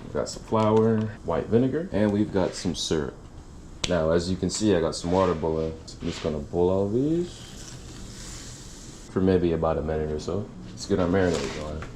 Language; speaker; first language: English; native; English